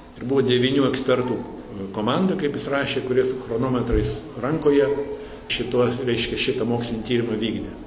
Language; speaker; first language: Lithuanian; early bilingual, heritage; Lithuanian